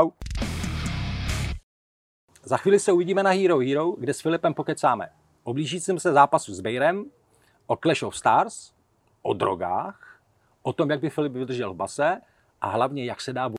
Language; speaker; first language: Czech; native; Czech